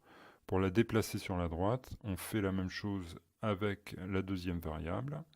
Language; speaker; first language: French; native; French